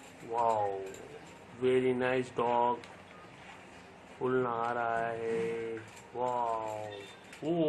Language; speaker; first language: Hindi; native; Hindi